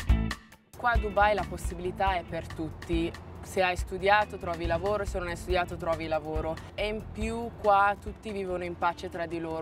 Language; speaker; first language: Italian; early bilingual, other home language; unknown